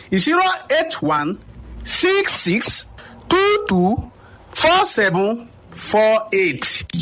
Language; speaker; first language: Nigerian Pidgin; native; Nigerian Pidgin